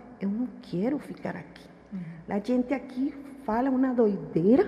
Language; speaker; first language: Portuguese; non-native, learner; Spanish